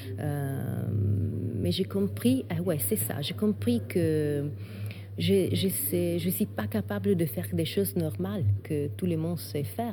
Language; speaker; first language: French; non-native, fluent; Italian